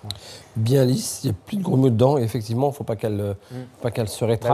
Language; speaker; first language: French; native; French